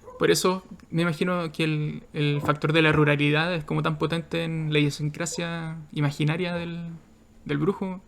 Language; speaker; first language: Spanish; native; Spanish